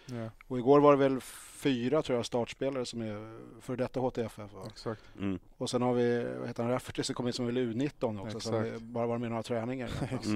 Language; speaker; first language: Swedish; native; Swedish